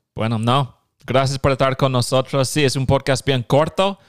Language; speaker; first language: Spanish; non-native, fluent; English